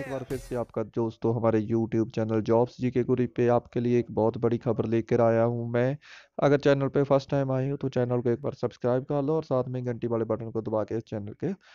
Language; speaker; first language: Hindi; non-native, local second language; Punjabi